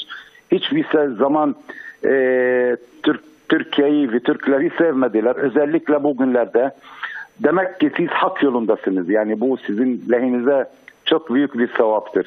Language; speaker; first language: Turkish; non-native, fluent; Arabic